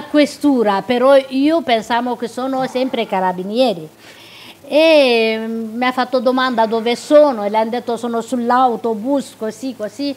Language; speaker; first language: Italian; non-native, local second language; Romanian